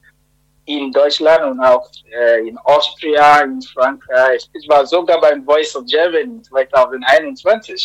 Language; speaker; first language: German; non-native, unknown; Akan